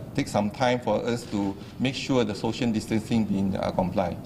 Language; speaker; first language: English; non-native, local second language; Malay